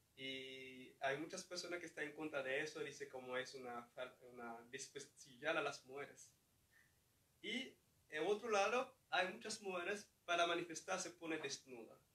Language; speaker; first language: Spanish; non-native, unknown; Haitian Creole